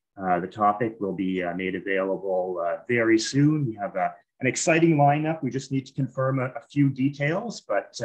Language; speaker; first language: English; native; English